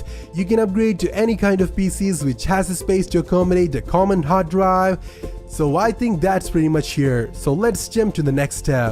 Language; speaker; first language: English; non-native, fluent; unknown